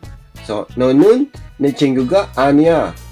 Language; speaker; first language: Korean; non-native, learner; Filipino